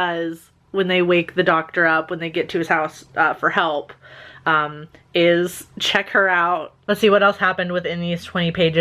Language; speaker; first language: English; native; English